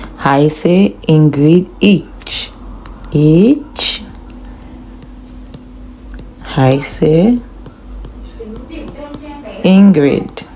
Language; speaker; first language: German; non-native, learner; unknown